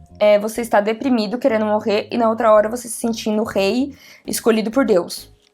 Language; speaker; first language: Portuguese; native; Portuguese